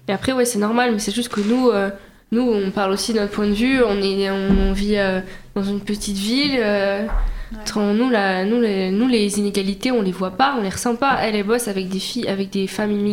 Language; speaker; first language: French; native; French